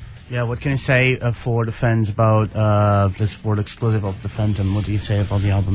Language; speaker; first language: English; non-native, fluent; Portuguese